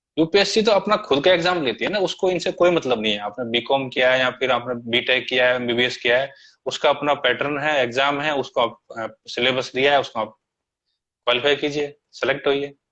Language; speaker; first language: Hindi; native; Hindi